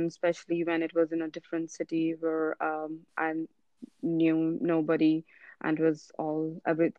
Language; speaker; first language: English; non-native, local second language; Urdu